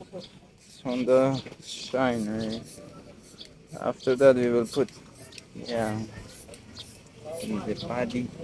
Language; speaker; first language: English; non-native, learner; Persian